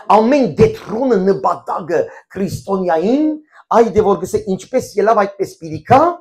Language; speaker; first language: Armenian; early bilingual, heritage; Armenian